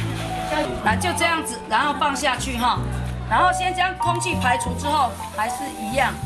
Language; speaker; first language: Chinese; native; Chinese